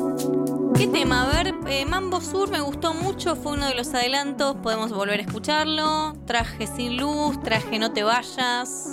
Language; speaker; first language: Spanish; native; Spanish